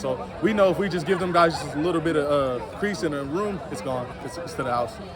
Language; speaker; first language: English; native; English